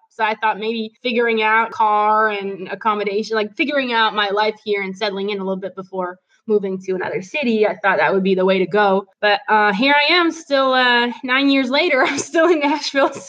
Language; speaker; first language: English; non-native, fluent; French